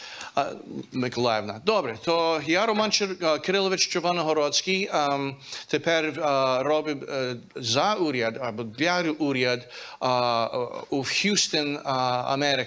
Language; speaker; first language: Ukrainian; early bilingual, heritage; Ukrainian